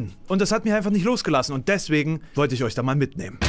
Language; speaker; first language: German; native; German